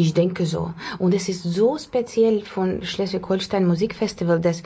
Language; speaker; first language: German; non-native, learner; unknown